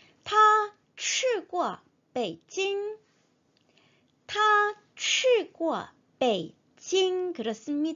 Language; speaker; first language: Chinese; non-native, fluent; Korean